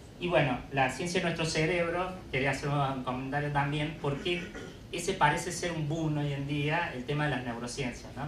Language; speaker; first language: Spanish; native; Spanish